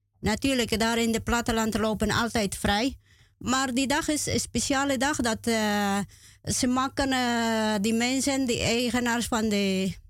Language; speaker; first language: Dutch; non-native, learner; Spanish